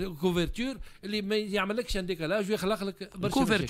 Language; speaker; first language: Arabic; native; Arabic